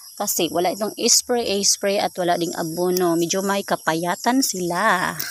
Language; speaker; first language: Filipino; non-native, local second language; Cebuano